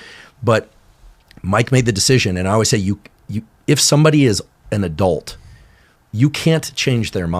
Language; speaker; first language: English; native; English